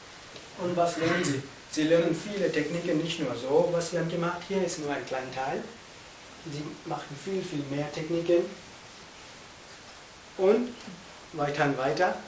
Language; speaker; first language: German; non-native, fluent; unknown